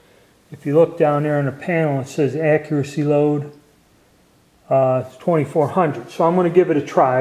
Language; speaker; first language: English; native; English